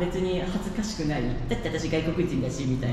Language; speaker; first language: Japanese; native; Japanese